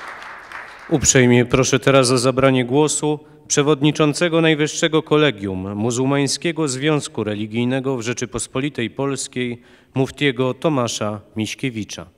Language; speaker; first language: Polish; native; Polish